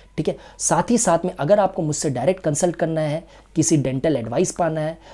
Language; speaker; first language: Hindi; native; Hindi